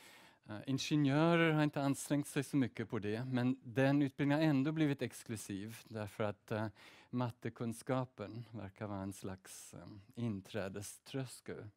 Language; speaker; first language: Swedish; early bilingual, heritage; Swedish